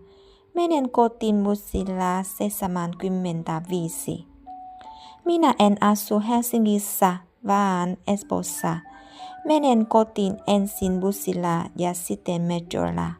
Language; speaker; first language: Finnish; non-native, learner; Vietnamese